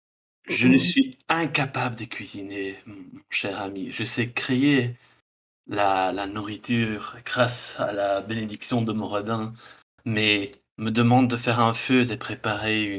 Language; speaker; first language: French; non-native, fluent; Dutch